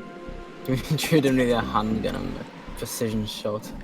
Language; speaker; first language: Welsh; non-native, local second language; English